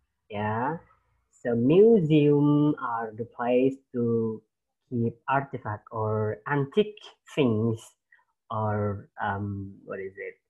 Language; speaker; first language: English; non-native, fluent; Indonesian